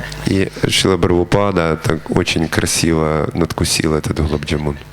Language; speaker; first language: Russian; native; Russian